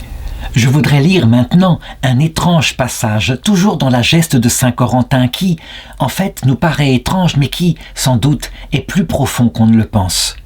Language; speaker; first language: French; native; French